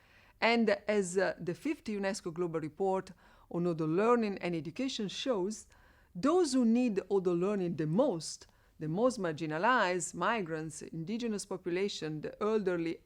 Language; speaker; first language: English; non-native, fluent; Italian